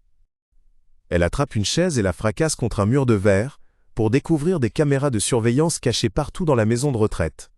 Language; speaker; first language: French; native; French